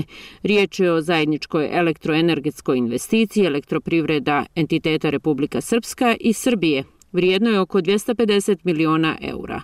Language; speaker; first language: Croatian; native; Croatian